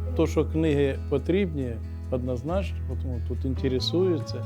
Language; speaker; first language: Ukrainian; native; Ukrainian